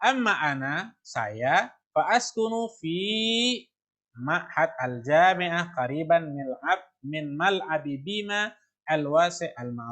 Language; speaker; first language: Arabic; non-native, fluent; Indonesian